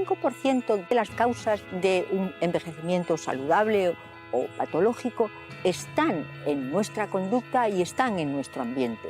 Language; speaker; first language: Spanish; native; Spanish